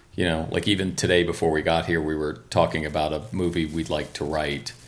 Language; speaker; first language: English; native; English